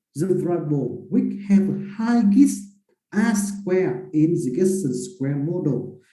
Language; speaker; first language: English; non-native, fluent; Vietnamese